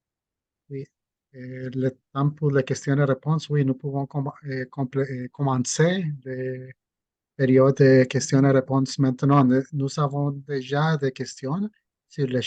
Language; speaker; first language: French; non-native, fluent; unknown